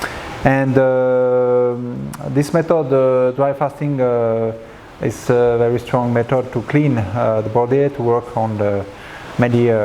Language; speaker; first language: English; non-native, learner; French